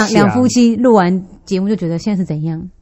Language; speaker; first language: Chinese; native; Chinese